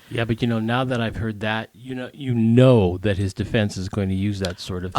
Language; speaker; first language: English; native; English